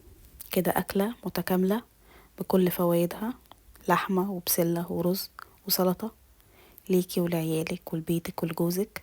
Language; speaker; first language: Arabic; native; Arabic